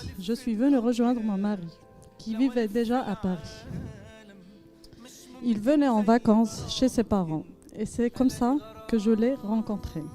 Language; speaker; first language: French; non-native, local second language; Arabic